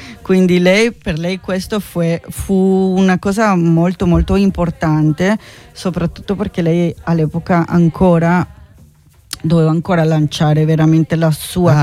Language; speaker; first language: Italian; non-native, fluent; Spanish